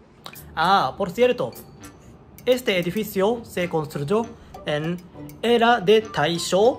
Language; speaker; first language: Spanish; non-native, learner; Japanese